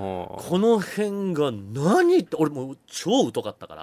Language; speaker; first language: Japanese; native; Japanese